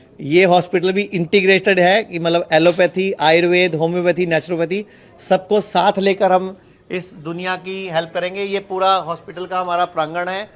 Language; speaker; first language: Hindi; native; Hindi